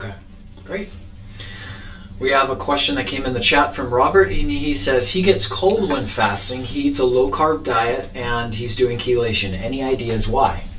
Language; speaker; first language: English; native; English